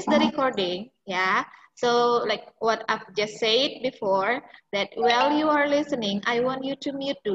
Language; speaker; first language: English; non-native, fluent; Indonesian